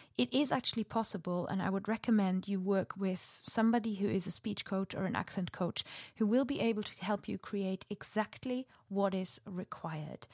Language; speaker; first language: English; non-native, fluent; German